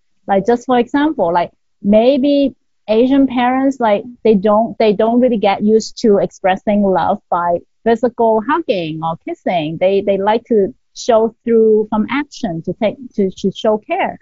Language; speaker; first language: English; non-native, local second language; Cantonese